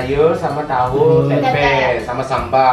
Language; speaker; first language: Indonesian; non-native, fluent; Japanese